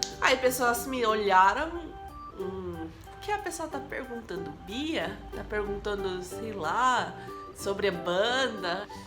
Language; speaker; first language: Portuguese; non-native, fluent; Korean